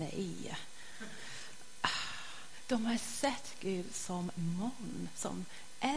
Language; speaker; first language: Swedish; non-native, fluent; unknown